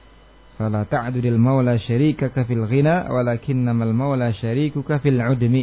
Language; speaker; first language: Arabic; non-native, fluent; Indonesian